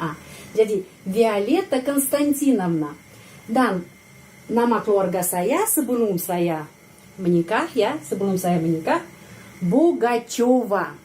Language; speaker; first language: Indonesian; non-native, fluent; Russian